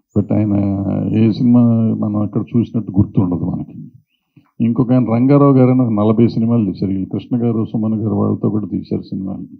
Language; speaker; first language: Telugu; native; Telugu